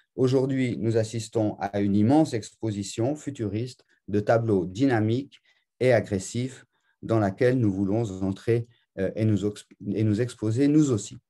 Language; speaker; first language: French; native; French